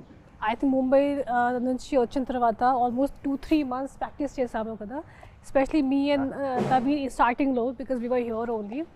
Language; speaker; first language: Telugu; non-native, fluent; Hindi